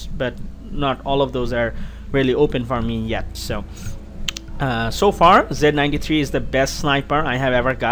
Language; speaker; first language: English; non-native, fluent; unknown